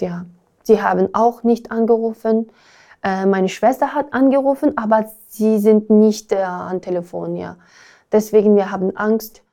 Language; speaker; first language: German; non-native, learner; Uyghur